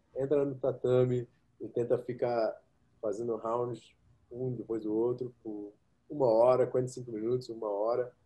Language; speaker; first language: Portuguese; early bilingual, heritage; English